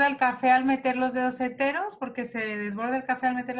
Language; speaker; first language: Spanish; native; Spanish